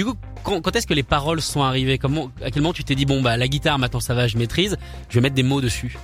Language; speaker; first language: French; native; French